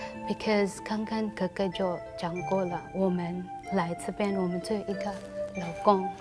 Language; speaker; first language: Chinese; non-native, learner; Filipino